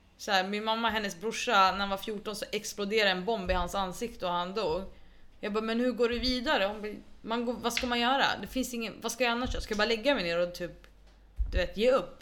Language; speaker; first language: Swedish; early bilingual, other home language; Arabic